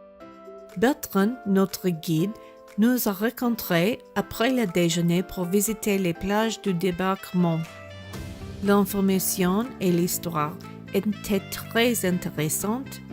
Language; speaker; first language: French; non-native, learner; English